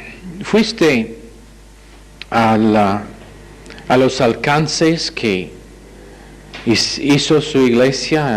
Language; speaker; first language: Spanish; non-native, fluent; English